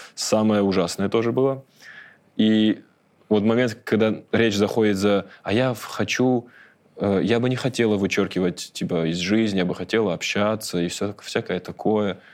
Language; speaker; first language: Russian; native; Russian